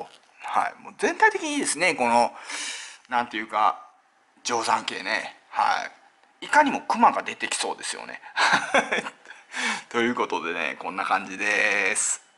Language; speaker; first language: Japanese; native; Japanese